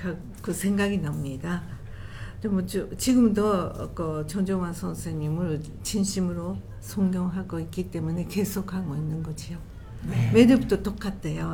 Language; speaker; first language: Korean; non-native, learner; Japanese